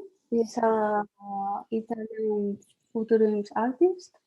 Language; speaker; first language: English; non-native, learner; Spanish